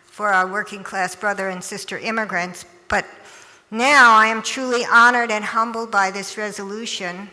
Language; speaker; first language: English; native; English